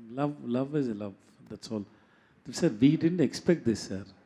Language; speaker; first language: Telugu; non-native, learner; Tamil